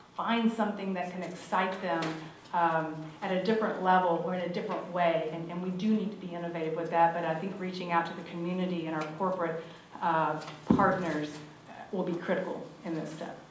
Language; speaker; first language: English; native; English